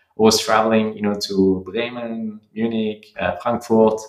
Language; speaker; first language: English; non-native, fluent; French